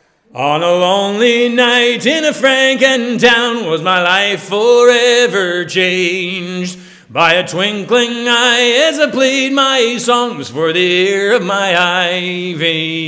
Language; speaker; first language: English; native; English